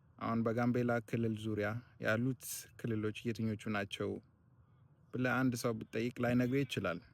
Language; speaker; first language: Amharic; non-native, local second language; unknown